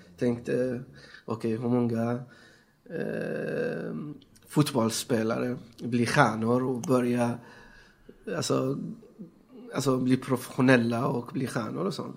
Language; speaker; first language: Swedish; non-native, fluent; Persian